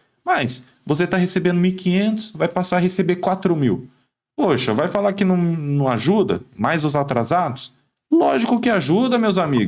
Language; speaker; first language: Portuguese; native; Portuguese